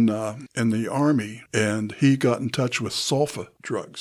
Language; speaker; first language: English; native; English